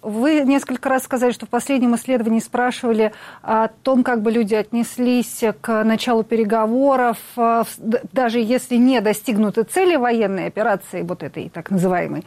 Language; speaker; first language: Russian; native; Russian